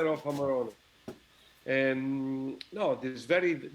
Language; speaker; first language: English; non-native, learner; Italian